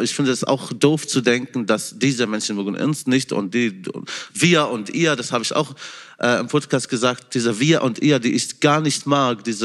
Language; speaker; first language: German; non-native, fluent; Arabic